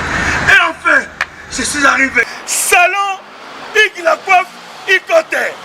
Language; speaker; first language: French; non-native, local second language; Lingala